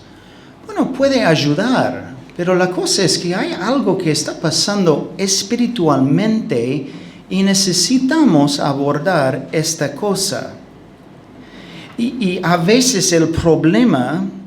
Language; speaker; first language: Spanish; non-native, fluent; English